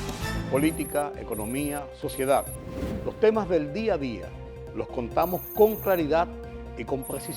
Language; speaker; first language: Spanish; native; Spanish